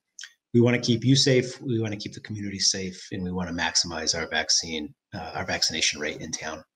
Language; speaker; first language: English; native; English